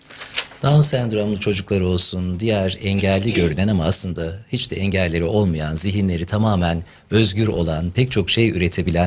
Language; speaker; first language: Turkish; native; Turkish